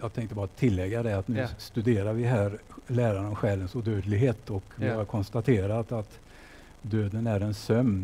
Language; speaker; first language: Swedish; native; Swedish